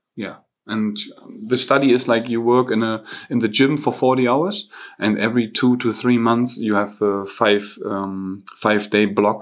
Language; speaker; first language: English; non-native, fluent; German